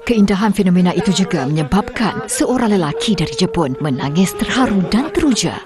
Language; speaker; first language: Malay; native; Malay